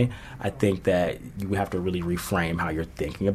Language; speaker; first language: English; native; English